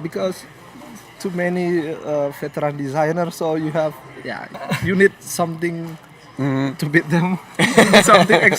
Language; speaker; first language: English; non-native, learner; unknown